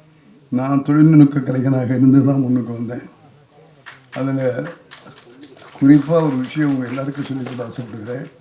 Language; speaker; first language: Tamil; native; Tamil